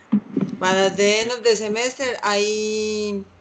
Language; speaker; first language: English; non-native, learner; Spanish